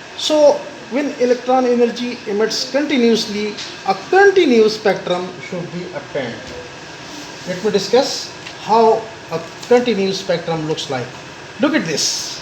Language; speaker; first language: English; non-native, local second language; Pashto